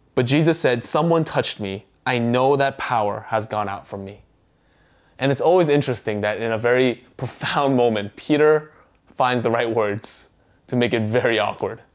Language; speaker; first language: English; early bilingual, other home language; Korean